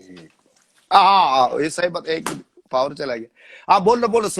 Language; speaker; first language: Hindi; non-native, local second language; Malayalam